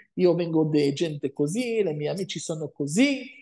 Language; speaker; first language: Italian; non-native, fluent; Spanish